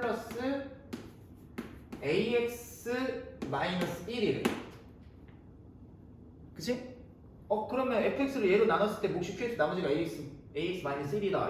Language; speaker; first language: Korean; native; Korean